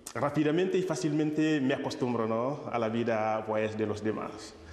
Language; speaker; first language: Spanish; non-native, fluent; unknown